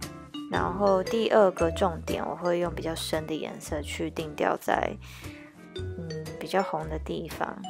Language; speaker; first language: Chinese; native; Chinese